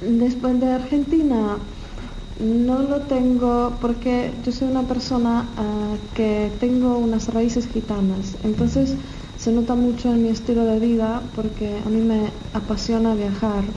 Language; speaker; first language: Spanish; non-native, fluent; Czech